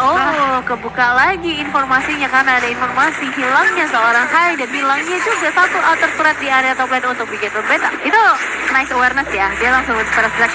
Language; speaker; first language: Indonesian; native; Indonesian